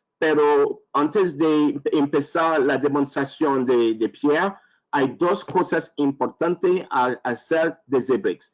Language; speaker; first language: Spanish; non-native, learner; French